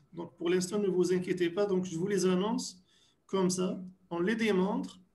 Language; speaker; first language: French; non-native, local second language; Arabic